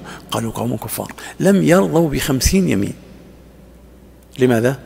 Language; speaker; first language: Arabic; native; Arabic